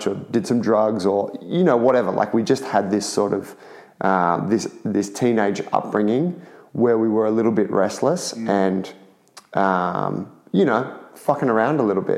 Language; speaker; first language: English; native; English